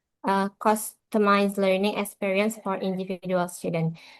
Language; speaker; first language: English; non-native, learner; Indonesian